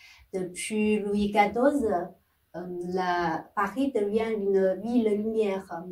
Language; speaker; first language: French; non-native, fluent; Chinese